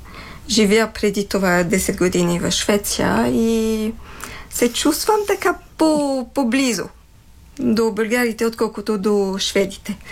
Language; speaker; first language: Bulgarian; non-native, fluent; French